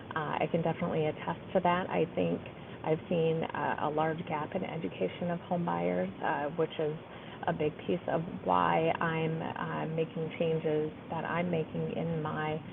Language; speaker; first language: English; native; English